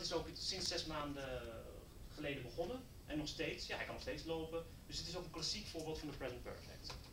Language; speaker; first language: Dutch; non-native, fluent; English